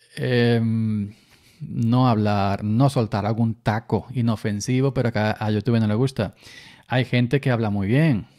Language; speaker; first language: Spanish; native; Spanish